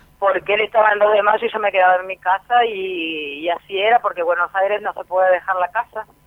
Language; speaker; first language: Spanish; native; Spanish